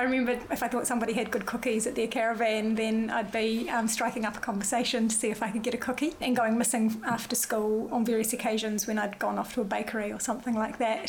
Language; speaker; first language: English; native; English